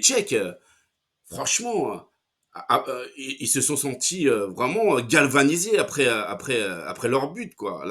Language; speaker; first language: French; native; French